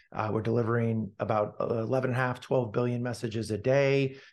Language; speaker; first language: English; native; English